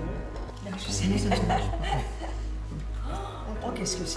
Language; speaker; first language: French; native; French